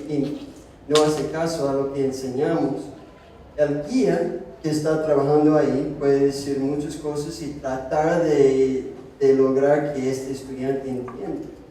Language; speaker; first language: Spanish; non-native, fluent; English